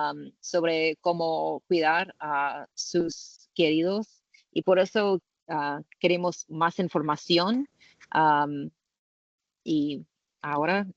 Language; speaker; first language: Spanish; non-native, learner; English